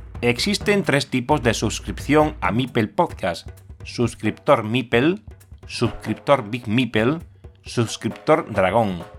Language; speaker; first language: Spanish; native; Spanish